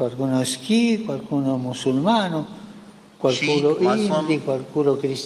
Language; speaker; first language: Italian; early bilingual, heritage; Spanish